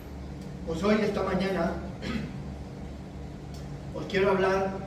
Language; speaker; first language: Spanish; native; Spanish